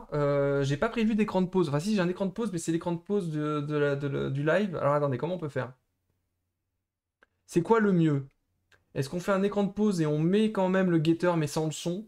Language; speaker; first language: French; native; French